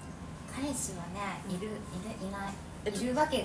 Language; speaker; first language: Japanese; native; Japanese